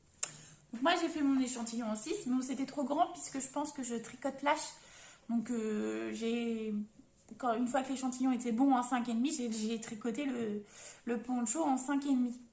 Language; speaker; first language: French; native; French